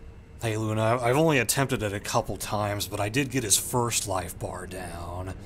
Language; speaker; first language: English; native; English